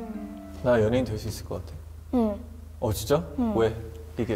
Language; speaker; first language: Korean; early bilingual, heritage; English